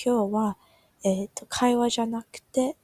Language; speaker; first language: Japanese; non-native, learner; English